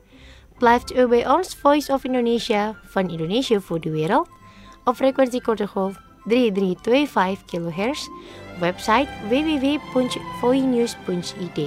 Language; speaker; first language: Dutch; non-native, learner; Indonesian